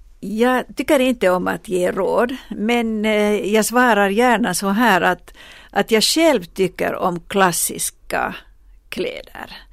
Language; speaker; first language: Swedish; non-native, local second language; Finnish